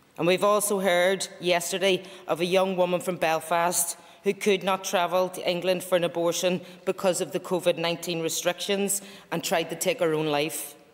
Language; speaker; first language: English; native; English